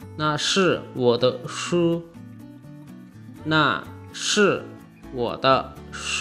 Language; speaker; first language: Chinese; non-native, fluent; Lao